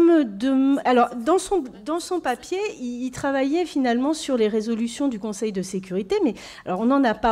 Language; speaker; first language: French; native; French